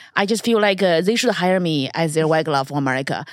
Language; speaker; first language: English; non-native, fluent; Chinese